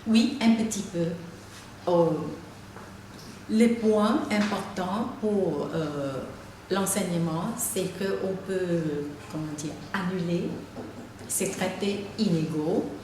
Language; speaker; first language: French; non-native, fluent; Thai